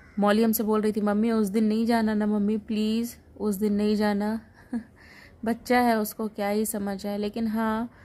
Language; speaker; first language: Hindi; native; Hindi